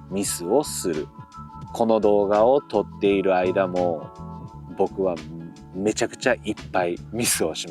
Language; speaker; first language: Japanese; non-native, fluent; English